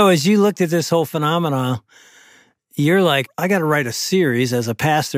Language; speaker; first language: English; native; English